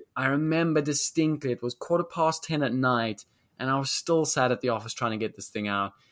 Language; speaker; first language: English; native; English